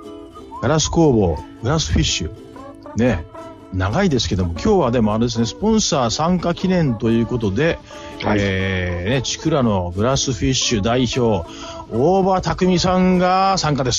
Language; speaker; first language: Japanese; native; Japanese